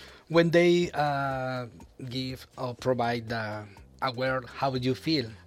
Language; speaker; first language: English; non-native, learner; Spanish